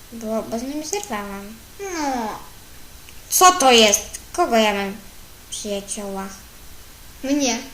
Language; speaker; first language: Polish; native; Polish